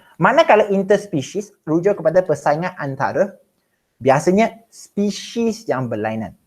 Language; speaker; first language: Malay; non-native, local second language; Chinese